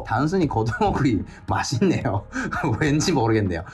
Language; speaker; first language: Korean; non-native, fluent; Japanese